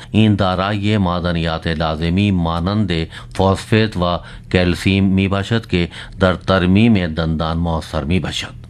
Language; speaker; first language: Persian; non-native, fluent; Urdu